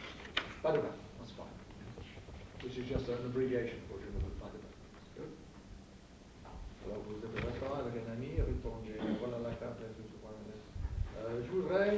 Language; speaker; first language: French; non-native, fluent; English